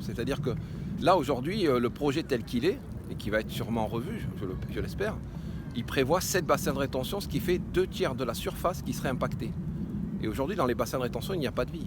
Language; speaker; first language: French; native; French